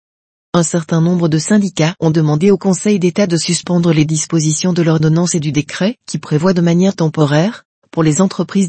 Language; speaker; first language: French; native; French